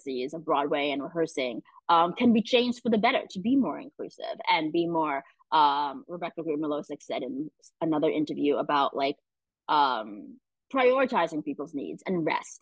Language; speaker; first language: English; native; English